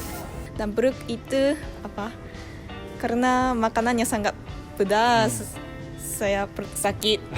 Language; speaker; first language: Indonesian; non-native, learner; Japanese